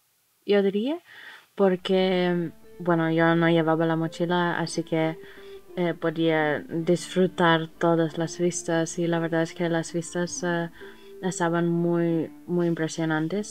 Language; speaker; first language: Spanish; non-native, fluent; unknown